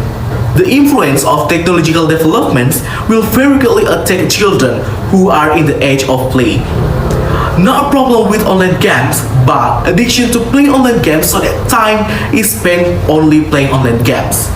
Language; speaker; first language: English; non-native, learner; Indonesian